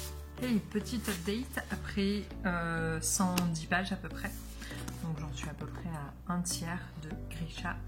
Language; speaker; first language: French; native; French